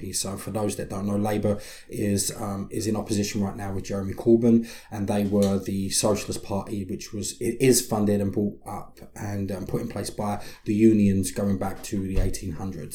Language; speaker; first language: English; native; English